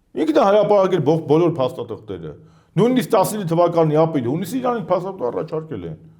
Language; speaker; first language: Armenian; native; Armenian